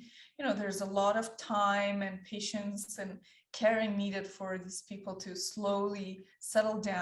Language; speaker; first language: English; early bilingual, other home language; Persian